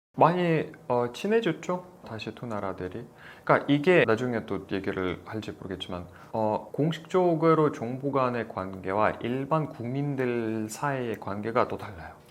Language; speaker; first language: Korean; non-native, fluent; Russian